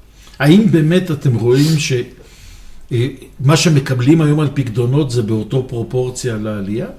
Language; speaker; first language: Hebrew; native; Hebrew